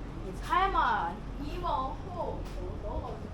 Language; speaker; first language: Chinese; native; Chinese